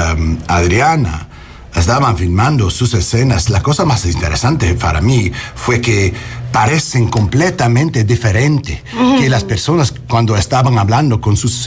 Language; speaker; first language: Spanish; non-native, learner; English